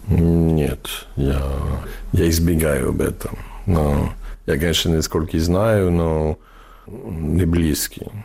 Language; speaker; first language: Russian; non-native, fluent; English